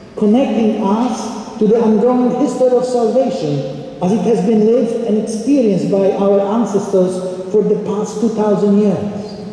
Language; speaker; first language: English; non-native, fluent; Polish